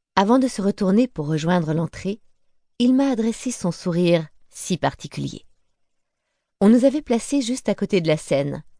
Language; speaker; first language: French; native; French